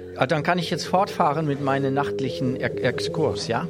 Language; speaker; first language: German; native; German